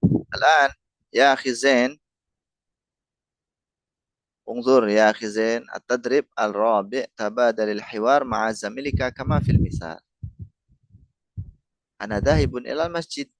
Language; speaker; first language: Arabic; non-native, fluent; Indonesian